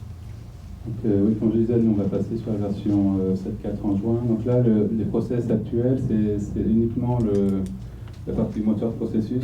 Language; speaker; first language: French; native; French